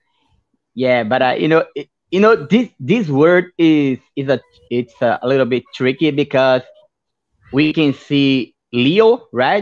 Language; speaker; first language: English; non-native, fluent; Portuguese